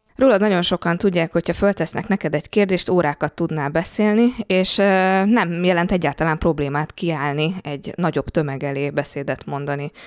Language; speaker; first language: Hungarian; native; Hungarian